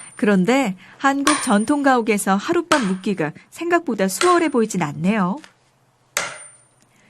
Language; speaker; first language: Korean; native; Korean